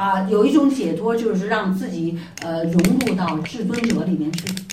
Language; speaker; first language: Chinese; native; Chinese